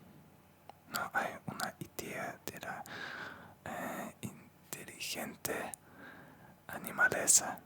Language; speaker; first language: Spanish; non-native, learner; Russian